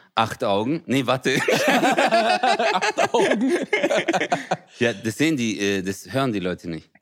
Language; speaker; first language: German; native; German